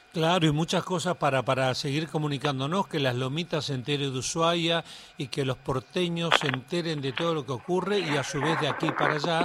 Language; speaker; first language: Spanish; native; Spanish